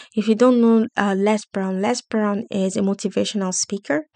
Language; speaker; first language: English; non-native, local second language; Yoruba